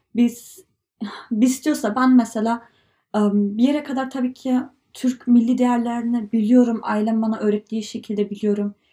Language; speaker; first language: Turkish; early bilingual, heritage; Turkish